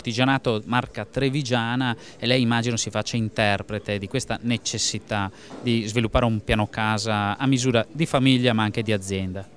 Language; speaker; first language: Italian; native; Italian